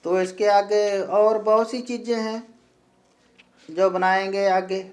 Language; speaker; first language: Hindi; non-native, local second language; Punjabi